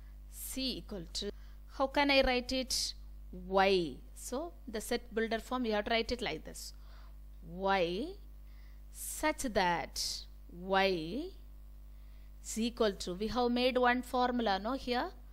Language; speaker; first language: English; non-native, local second language; Tamil